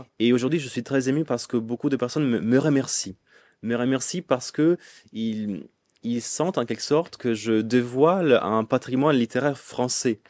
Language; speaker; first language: French; non-native, fluent; Italian